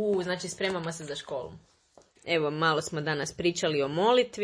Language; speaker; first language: Serbian; native; Serbian